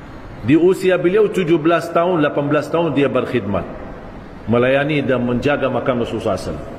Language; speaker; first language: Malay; non-native, fluent; Arabic